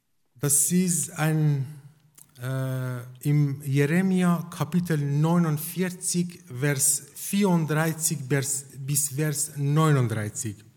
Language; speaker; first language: German; non-native, fluent; Persian